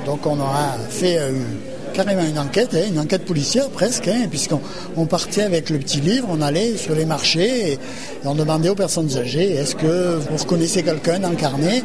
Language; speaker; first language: French; native; French